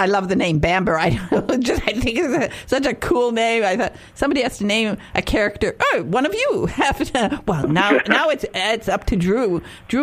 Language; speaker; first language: English; native; English